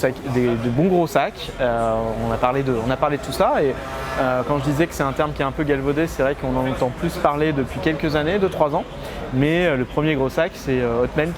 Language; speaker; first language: French; native; French